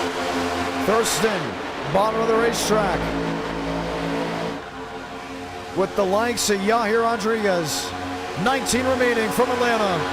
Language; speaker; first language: English; native; English